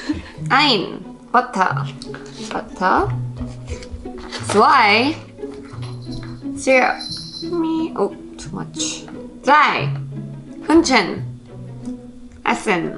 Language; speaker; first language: German; non-native, learner; Korean